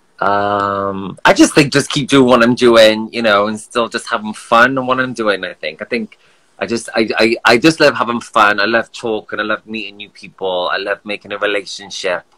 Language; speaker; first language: English; native; English